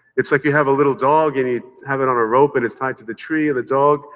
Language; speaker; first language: English; native; English